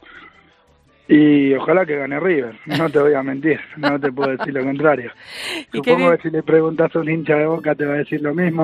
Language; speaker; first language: Spanish; native; Spanish